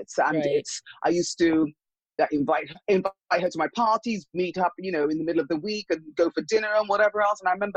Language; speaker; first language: English; native; English